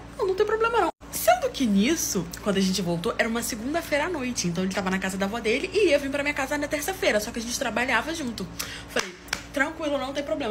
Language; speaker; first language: Portuguese; native; Portuguese